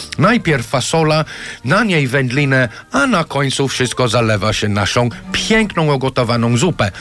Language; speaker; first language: Polish; non-native, fluent; English